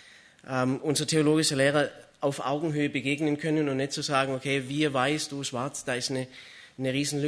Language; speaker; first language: German; native; German